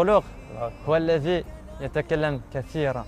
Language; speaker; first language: Arabic; non-native, learner; French